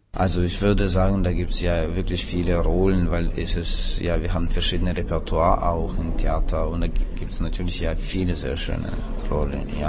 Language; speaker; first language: German; non-native, fluent; Russian